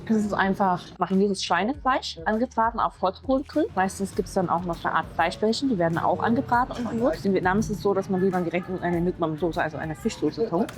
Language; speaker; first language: German; native; German